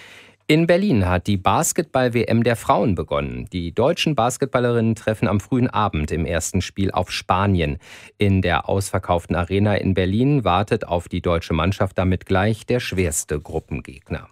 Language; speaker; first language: German; native; German